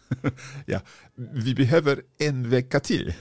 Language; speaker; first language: Swedish; non-native, learner; English